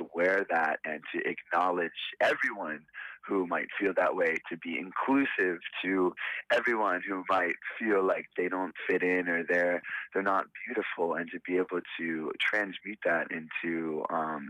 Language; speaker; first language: English; native; English